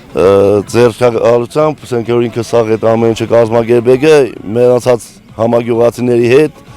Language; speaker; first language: Armenian; native; Armenian